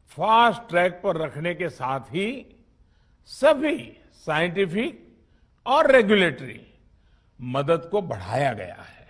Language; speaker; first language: Hindi; non-native, local second language; Gujarati